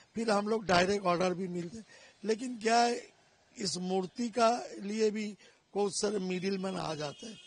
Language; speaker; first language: Hindi; non-native, local second language; Bangla